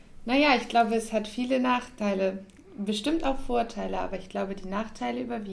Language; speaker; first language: German; non-native, fluent; French